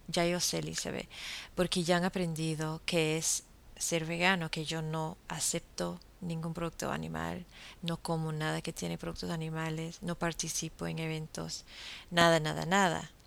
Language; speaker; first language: Spanish; non-native, fluent; English